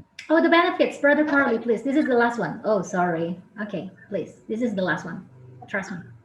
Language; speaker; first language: English; non-native, fluent; Indonesian